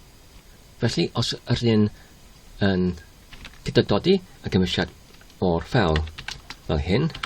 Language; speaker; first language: Welsh; non-native, learner; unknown